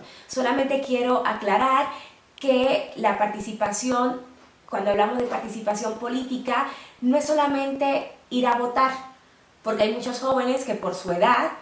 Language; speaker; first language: Spanish; native; Spanish